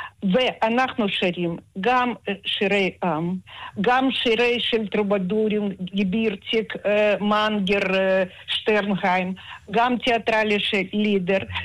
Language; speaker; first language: Hebrew; non-native, fluent; Russian